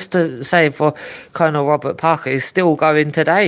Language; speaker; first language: English; native; English